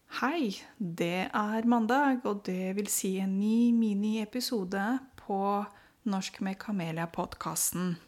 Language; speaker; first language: Norwegian; non-native, fluent; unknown